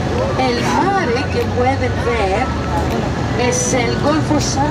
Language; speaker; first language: Spanish; non-native, learner; Greek